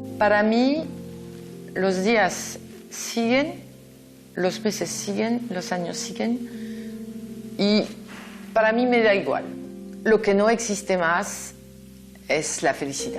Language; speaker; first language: Spanish; non-native, fluent; French